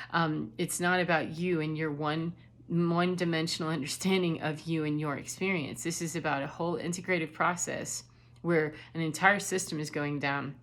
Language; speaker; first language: English; native; English